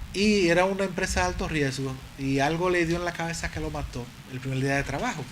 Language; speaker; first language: Spanish; native; Spanish